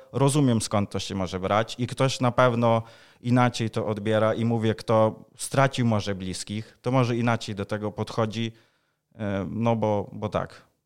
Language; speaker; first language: Polish; non-native, fluent; Ukrainian